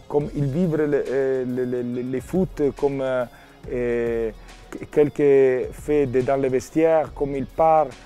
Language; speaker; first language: French; non-native, learner; Italian